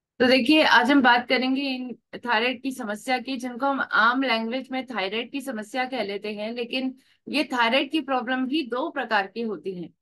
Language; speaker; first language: Hindi; native; Hindi